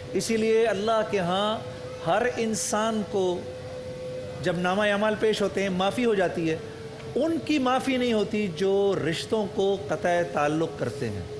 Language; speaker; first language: Urdu; native; Urdu